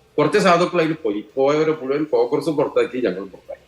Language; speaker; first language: Malayalam; native; Malayalam